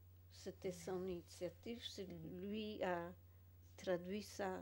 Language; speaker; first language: French; non-native, fluent; Polish